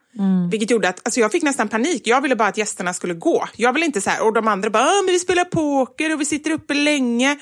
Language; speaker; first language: Swedish; native; Swedish